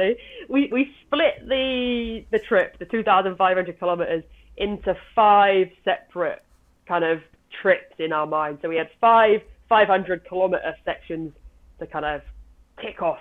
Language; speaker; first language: English; native; English